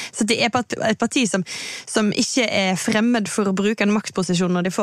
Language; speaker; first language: Norwegian; native; Norwegian